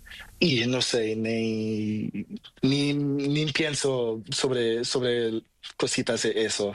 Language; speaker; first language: Spanish; non-native, learner; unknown